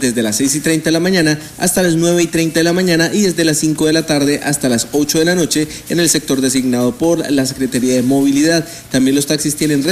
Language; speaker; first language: Spanish; native; Spanish